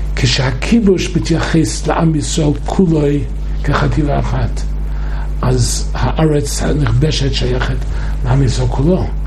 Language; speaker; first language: Hebrew; non-native, fluent; English